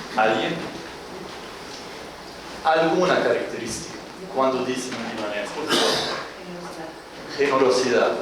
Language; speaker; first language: Spanish; non-native, fluent; Arabic